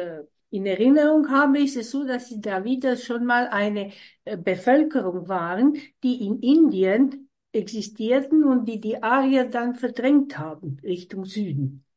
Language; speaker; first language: German; non-native, fluent; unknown